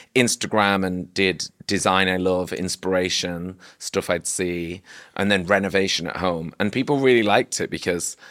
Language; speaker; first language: English; native; English